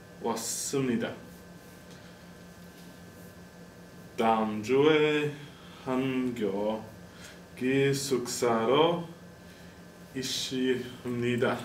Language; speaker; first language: Korean; non-native, learner; English